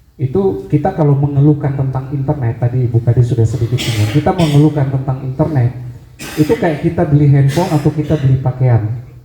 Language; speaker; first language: Indonesian; native; Indonesian